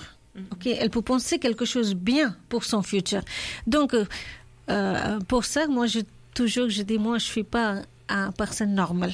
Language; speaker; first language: French; non-native, learner; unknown